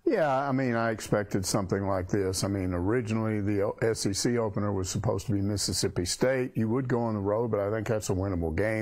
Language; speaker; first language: English; native; English